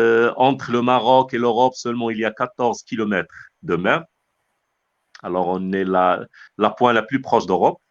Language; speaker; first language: French; non-native, local second language; Arabic